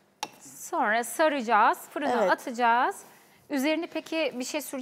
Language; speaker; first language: Turkish; native; Turkish